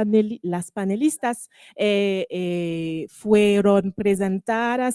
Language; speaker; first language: Spanish; non-native, learner; French